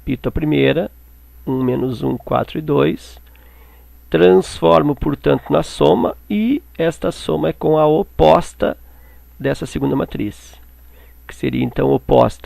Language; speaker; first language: Portuguese; native; Portuguese